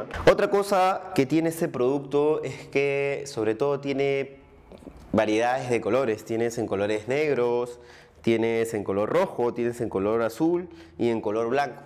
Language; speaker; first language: Spanish; native; Spanish